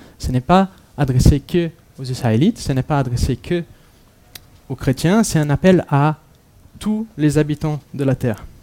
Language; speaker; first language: French; non-native, fluent; Portuguese